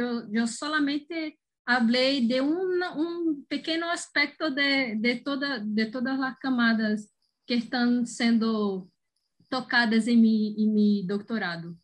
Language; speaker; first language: Spanish; non-native, learner; Portuguese